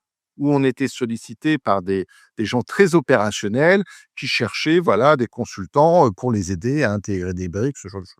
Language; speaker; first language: French; native; French